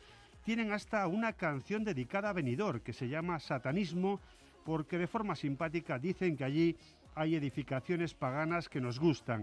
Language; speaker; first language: Spanish; native; Spanish